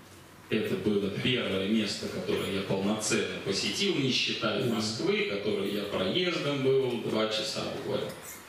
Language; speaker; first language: Russian; native; Russian